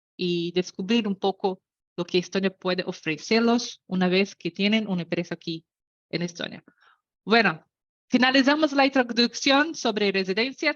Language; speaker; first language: Spanish; non-native, learner; Portuguese